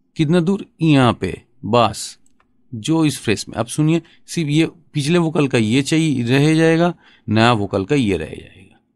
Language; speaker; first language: Hindi; non-native, local second language; Bangla